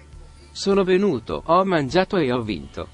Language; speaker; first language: Italian; non-native, learner; Spanish